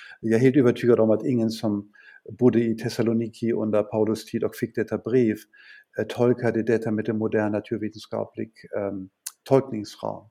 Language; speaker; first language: Swedish; non-native, fluent; German